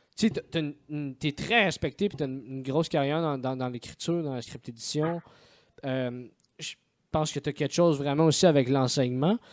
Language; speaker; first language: French; native; French